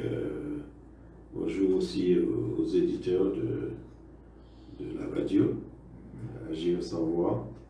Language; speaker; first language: French; native; French